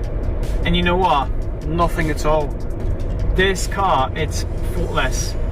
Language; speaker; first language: English; non-native, fluent; Polish